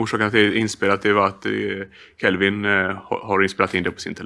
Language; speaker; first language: Swedish; native; Swedish